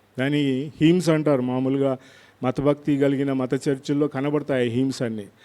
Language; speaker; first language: Telugu; non-native, local second language; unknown